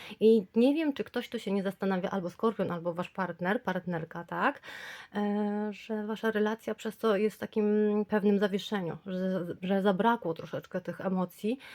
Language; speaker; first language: Polish; native; Polish